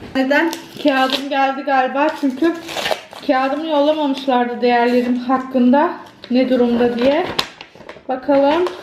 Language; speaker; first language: Turkish; early bilingual, heritage; Turkish